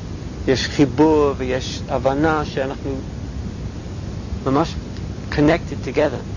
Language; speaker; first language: Hebrew; non-native, fluent; English